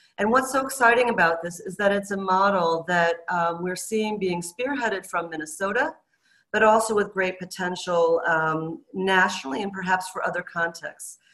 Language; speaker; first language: English; native; English